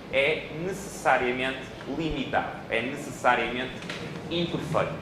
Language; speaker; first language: Portuguese; native; Portuguese